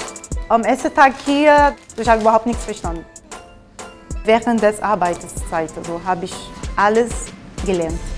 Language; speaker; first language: German; non-native, fluent; Portuguese